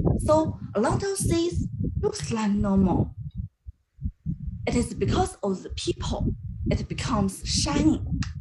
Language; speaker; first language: English; non-native, learner; Chinese